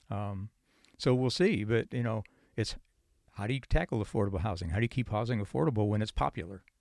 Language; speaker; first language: English; native; English